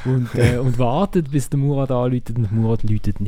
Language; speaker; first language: German; native; German